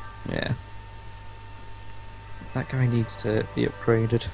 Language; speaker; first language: English; native; English